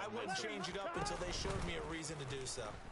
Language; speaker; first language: English; native; English